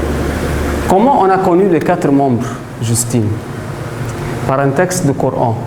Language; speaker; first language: French; non-native, fluent; Arabic